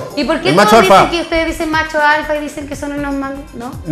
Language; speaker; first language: Spanish; native; Spanish